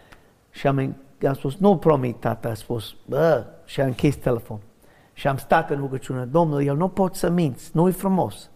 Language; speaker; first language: Romanian; non-native, learner; English